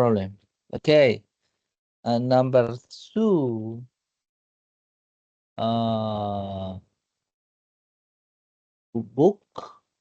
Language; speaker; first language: English; non-native, learner; Spanish